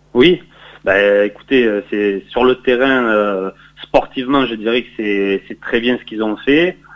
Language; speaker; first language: French; native; French